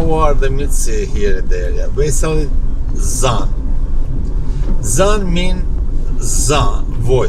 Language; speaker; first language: English; non-native, learner; Albanian